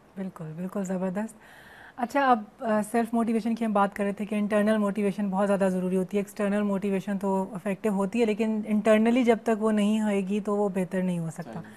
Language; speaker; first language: Urdu; native; Urdu